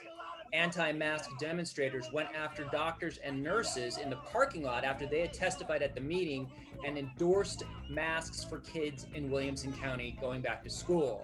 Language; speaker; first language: English; native; English